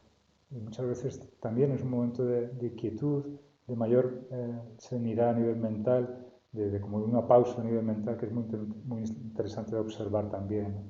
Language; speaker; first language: Spanish; native; Spanish